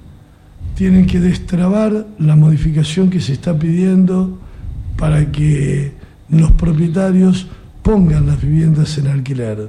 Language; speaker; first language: Spanish; native; Spanish